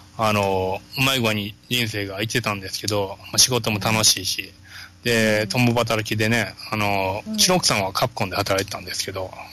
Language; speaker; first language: Japanese; native; Japanese